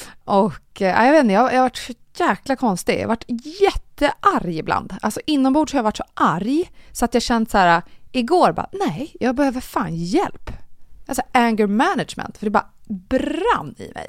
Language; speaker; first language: Swedish; native; Swedish